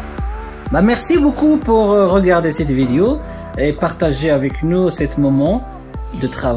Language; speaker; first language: French; non-native, fluent; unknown